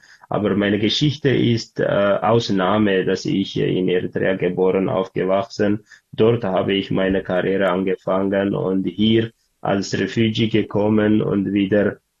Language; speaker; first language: German; non-native, learner; Tigrinya